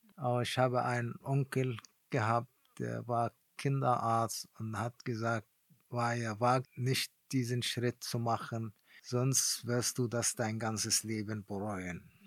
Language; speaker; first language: German; non-native, fluent; Arabic